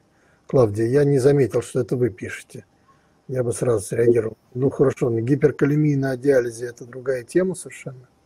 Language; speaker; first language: Russian; native; Russian